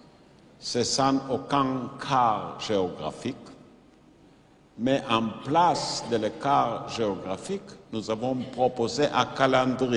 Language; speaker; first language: French; non-native, fluent; Yiddish